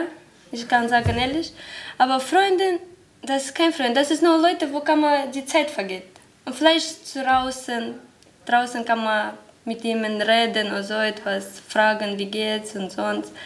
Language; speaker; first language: German; non-native, learner; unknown